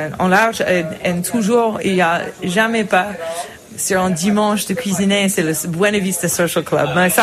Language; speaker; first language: French; non-native, fluent; English